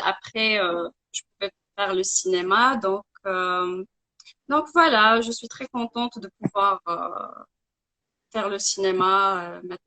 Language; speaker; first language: French; non-native, local second language; Arabic